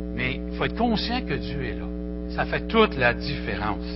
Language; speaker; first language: French; native; French